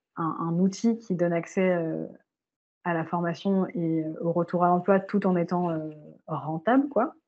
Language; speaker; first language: French; native; French